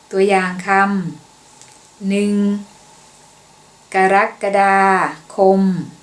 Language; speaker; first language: Thai; native; Thai